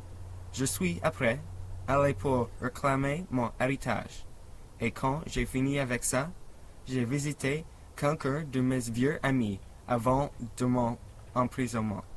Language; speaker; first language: French; non-native, learner; English